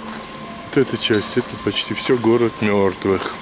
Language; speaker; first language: Russian; native; Russian